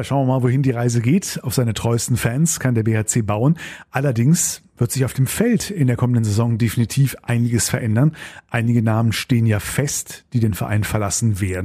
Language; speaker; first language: German; native; German